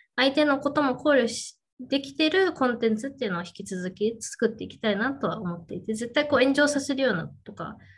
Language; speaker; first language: Japanese; native; Japanese